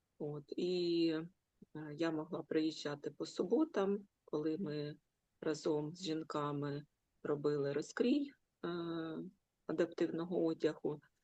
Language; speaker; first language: Ukrainian; non-native, local second language; Russian